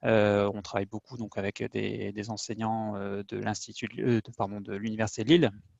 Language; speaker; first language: French; native; French